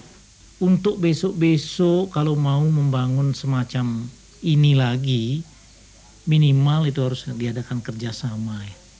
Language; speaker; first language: Indonesian; native; Indonesian